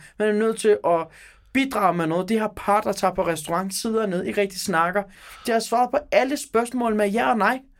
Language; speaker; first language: Danish; early bilingual, other home language; Turkish